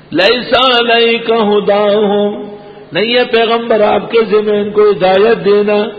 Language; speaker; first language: Urdu; non-native, local second language; Pashto